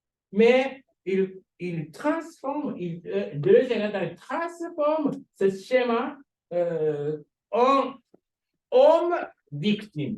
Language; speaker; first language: French; non-native, fluent; Japanese